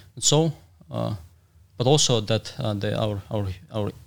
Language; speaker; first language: English; non-native, fluent; Russian